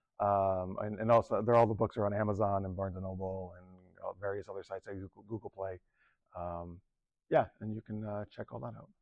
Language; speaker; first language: English; native; English